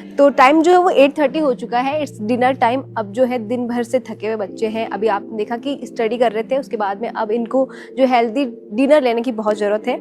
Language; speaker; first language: Hindi; native; Hindi